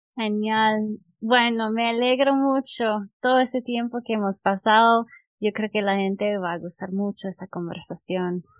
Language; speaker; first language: Spanish; non-native, fluent; English